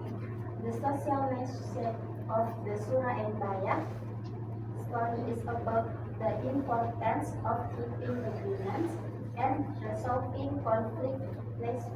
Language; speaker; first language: English; non-native, learner; Indonesian